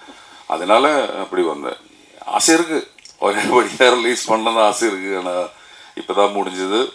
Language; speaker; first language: Tamil; non-native, learner; Malayalam